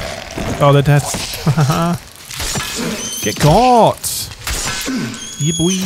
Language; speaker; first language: English; native; English